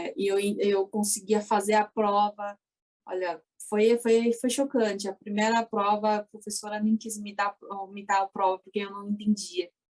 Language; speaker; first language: Portuguese; early bilingual, other home language; Chinese